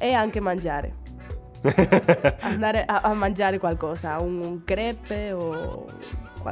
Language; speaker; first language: Italian; non-native, fluent; Spanish